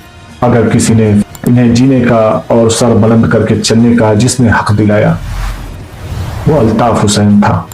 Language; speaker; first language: Urdu; native; Urdu